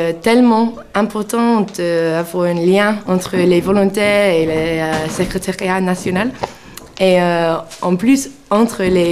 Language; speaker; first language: French; non-native, fluent; English